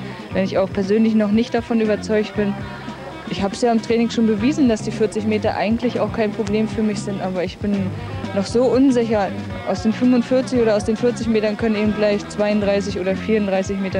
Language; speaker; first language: German; native; German